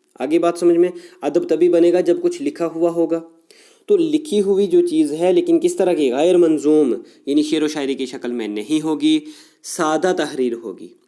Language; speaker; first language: Urdu; non-native, local second language; Kashmiri